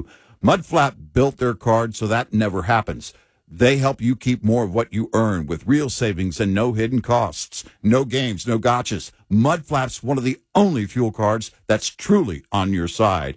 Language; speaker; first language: English; native; English